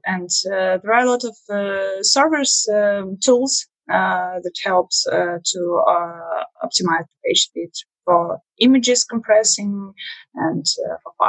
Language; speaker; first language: English; non-native, learner; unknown